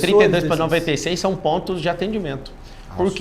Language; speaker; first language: Portuguese; native; Portuguese